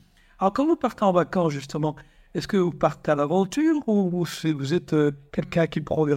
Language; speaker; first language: French; native; French